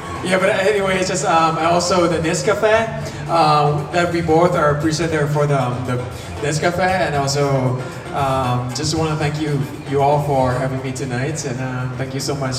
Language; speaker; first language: English; non-native, fluent; Thai